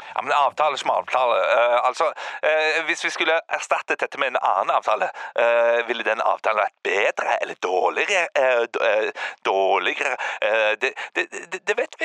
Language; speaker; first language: Norwegian; native; Norwegian